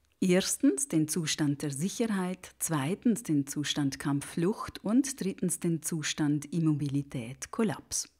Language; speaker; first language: German; native; German